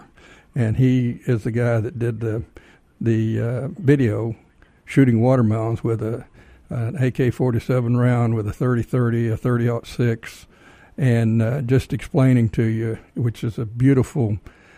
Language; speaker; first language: English; native; English